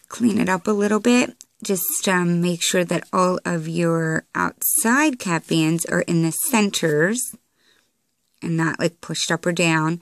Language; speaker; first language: English; native; English